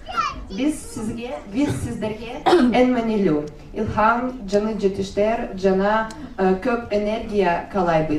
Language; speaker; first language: Kyrgyz; non-native, learner; Russian